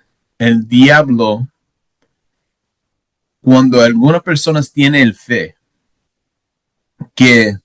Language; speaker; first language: Spanish; non-native, learner; English